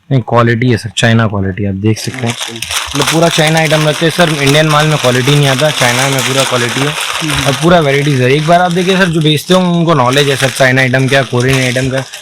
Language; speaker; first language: Hindi; native; Hindi